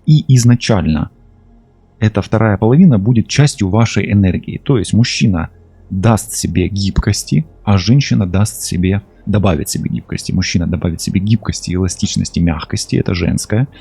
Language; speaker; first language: Russian; non-native, local second language; Ukrainian